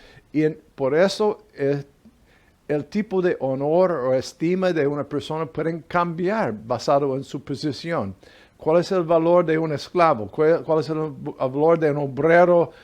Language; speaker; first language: Spanish; non-native, fluent; English